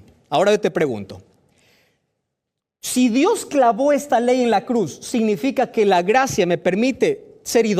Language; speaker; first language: Spanish; native; Spanish